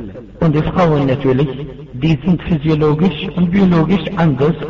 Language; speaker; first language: German; non-native, fluent; Arabic